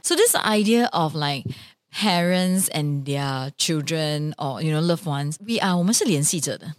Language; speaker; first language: English; native; English